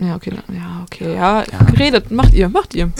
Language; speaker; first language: German; native; German